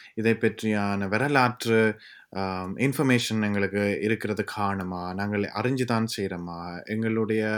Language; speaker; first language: Tamil; early bilingual, heritage; Tamil